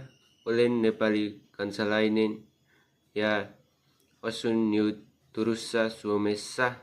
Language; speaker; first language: Finnish; non-native, learner; Nepali